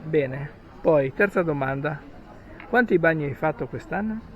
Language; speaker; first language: Italian; native; Italian